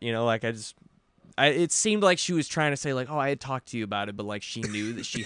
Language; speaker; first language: English; native; English